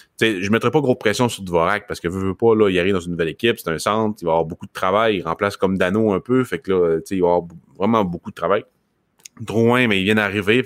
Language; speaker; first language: French; native; French